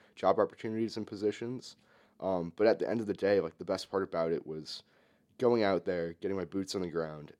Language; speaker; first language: English; native; English